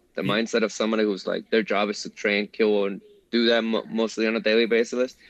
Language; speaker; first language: English; early bilingual, other home language; Spanish